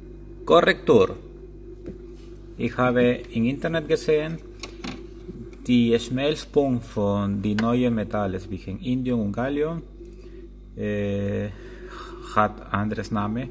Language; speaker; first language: German; non-native, learner; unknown